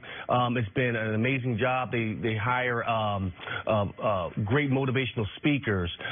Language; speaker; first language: English; native; English